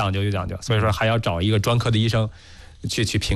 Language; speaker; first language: Chinese; native; Chinese